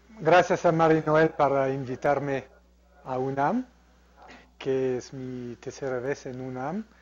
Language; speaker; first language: Spanish; non-native, fluent; English